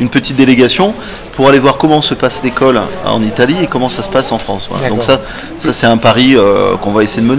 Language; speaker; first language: French; native; French